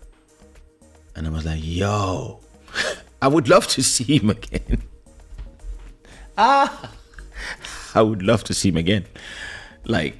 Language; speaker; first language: English; non-native, fluent; French